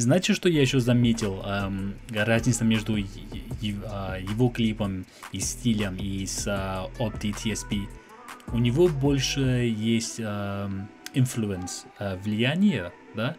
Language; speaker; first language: Russian; non-native, fluent; English